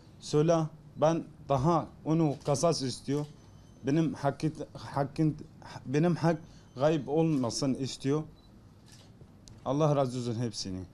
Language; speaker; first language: Turkish; non-native, learner; Arabic